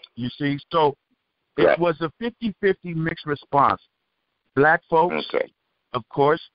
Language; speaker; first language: English; native; English